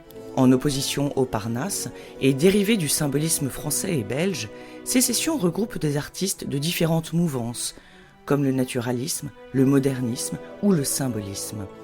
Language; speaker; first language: French; native; French